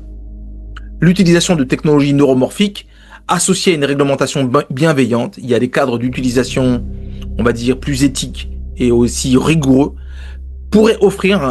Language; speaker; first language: French; native; French